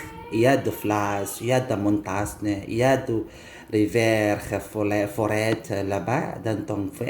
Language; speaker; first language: French; non-native, learner; Indonesian